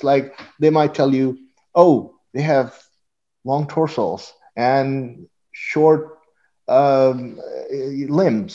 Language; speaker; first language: English; non-native, local second language; Urdu